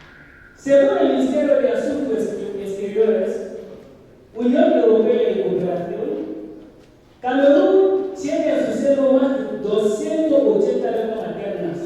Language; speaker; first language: Spanish; non-native, fluent; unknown